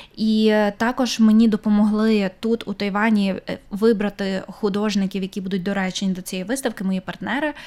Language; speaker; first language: Ukrainian; native; Ukrainian